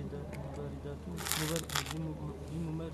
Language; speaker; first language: Arabic; non-native, learner; French